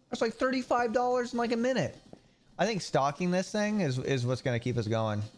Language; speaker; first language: English; native; English